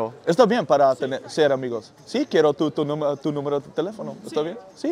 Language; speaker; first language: Spanish; non-native, learner; Dutch